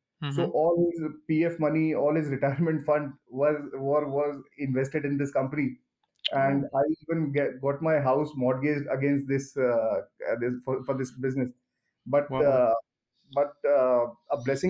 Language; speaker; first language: English; non-native, local second language; Hindi